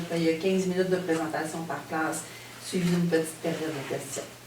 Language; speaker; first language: French; native; French